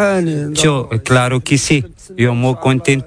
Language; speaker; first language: Spanish; non-native, learner; Arabic